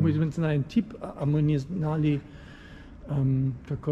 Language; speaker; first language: Russian; non-native, fluent; German